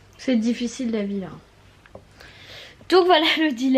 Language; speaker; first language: French; native; French